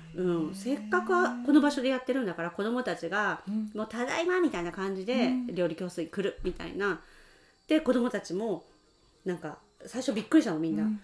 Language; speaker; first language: Japanese; native; Japanese